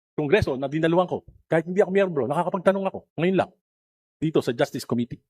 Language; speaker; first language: Filipino; native; Filipino